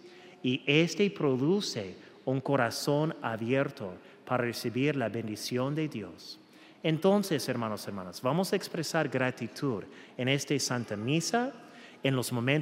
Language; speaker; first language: Spanish; non-native, fluent; English